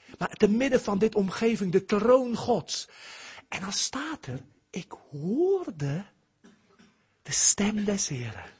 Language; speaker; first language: Dutch; early bilingual, heritage; Dutch